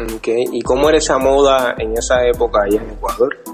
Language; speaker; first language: Spanish; native; Spanish